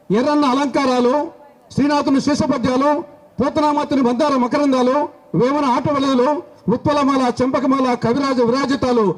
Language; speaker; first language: Telugu; native; Telugu